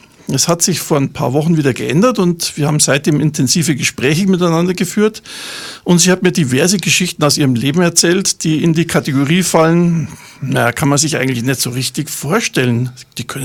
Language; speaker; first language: German; native; German